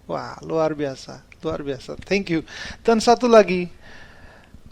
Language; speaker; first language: Indonesian; non-native, fluent; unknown